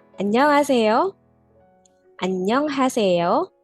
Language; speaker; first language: Korean; non-native, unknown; Indonesian